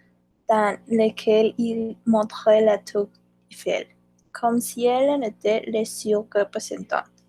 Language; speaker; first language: French; non-native, learner; Spanish